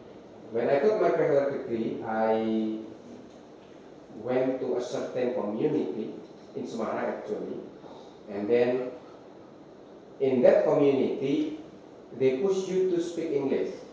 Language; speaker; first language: English; non-native, fluent; Indonesian